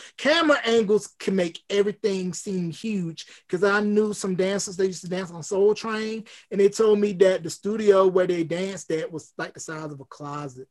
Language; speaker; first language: English; native; English